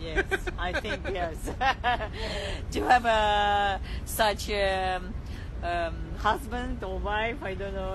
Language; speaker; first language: English; non-native, learner; Russian